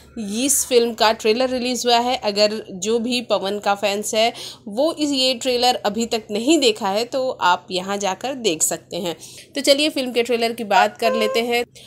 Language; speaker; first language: Hindi; native; Hindi